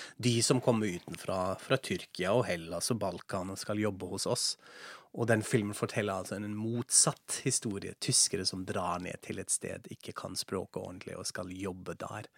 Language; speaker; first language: Norwegian; non-native, fluent; German